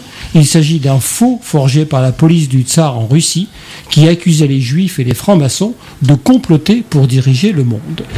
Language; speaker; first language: French; native; French